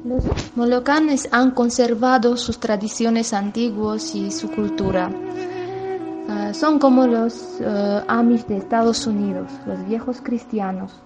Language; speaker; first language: Spanish; non-native, fluent; Armenian